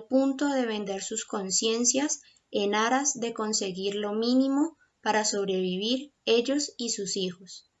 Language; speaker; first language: Spanish; native; Spanish